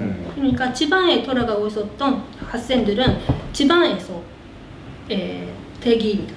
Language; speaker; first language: Korean; early bilingual, heritage; Korean